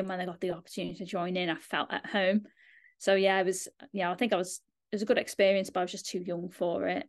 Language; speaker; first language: English; native; English